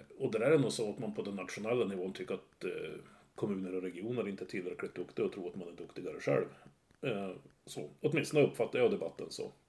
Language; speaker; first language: Swedish; native; Swedish